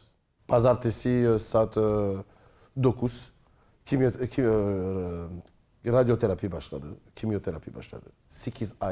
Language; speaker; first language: Turkish; non-native, learner; French